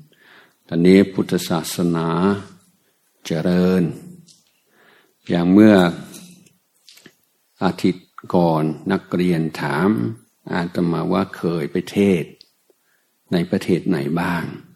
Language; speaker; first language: Thai; native; Thai